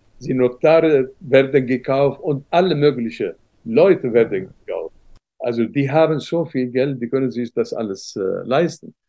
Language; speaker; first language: German; non-native, fluent; Arabic